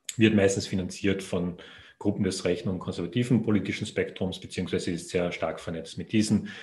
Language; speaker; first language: German; native; German